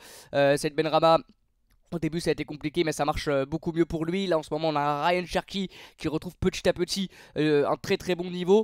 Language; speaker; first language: French; native; French